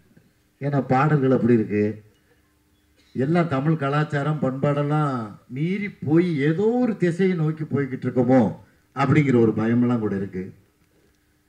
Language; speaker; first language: Tamil; native; Tamil